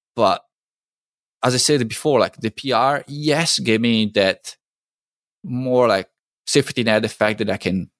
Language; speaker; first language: English; non-native, fluent; Italian